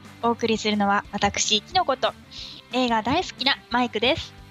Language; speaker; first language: Japanese; native; Japanese